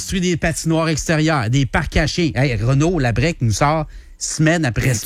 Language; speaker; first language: French; native; French